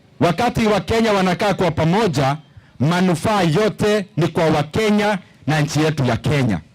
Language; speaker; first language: Swahili; non-native, local second language; Kikuyu